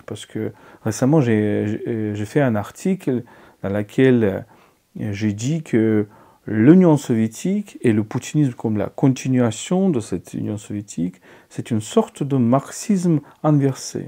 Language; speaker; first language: French; non-native, fluent; Ukrainian